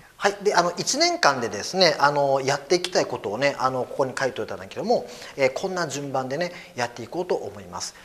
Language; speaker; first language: Japanese; native; Japanese